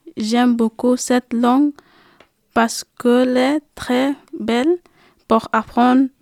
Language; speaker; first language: French; non-native, learner; Arabic